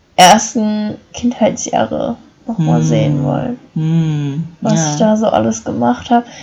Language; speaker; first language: German; native; German